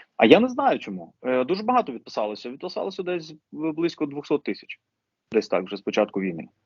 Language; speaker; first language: Ukrainian; non-native, local second language; Russian